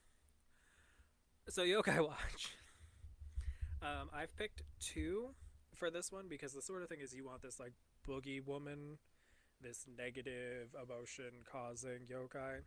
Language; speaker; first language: English; native; English